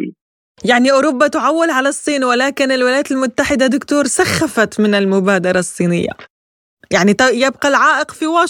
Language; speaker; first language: Arabic; native; Arabic